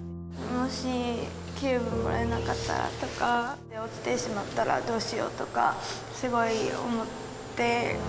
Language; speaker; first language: Japanese; native; Japanese